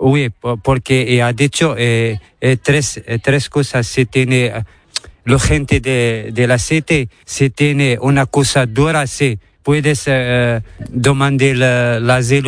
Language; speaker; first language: Spanish; non-native, learner; Arabic